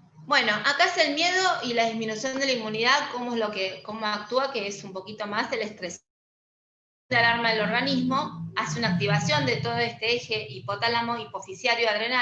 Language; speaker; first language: Spanish; native; Spanish